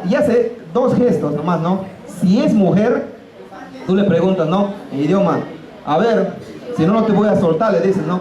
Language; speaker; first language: Spanish; non-native, fluent; English